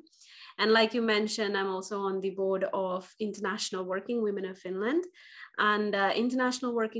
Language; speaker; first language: English; non-native, local second language; Bangla